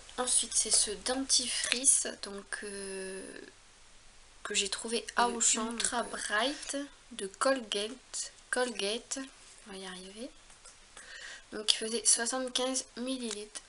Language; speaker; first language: French; native; French